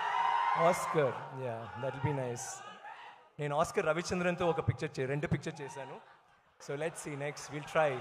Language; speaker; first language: Telugu; non-native, learner; Tamil